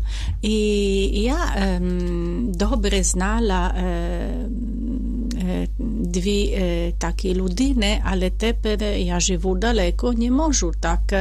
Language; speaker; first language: Ukrainian; non-native, learner; Polish